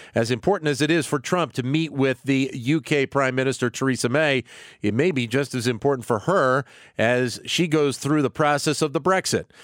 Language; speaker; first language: English; native; English